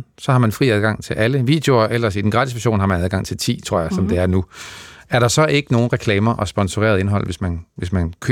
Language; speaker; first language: Danish; native; Danish